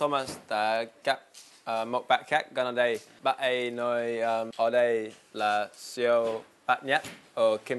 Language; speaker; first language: Vietnamese; non-native, learner; English